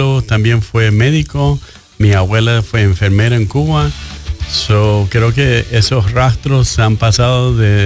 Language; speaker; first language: Spanish; early bilingual, heritage; Spanish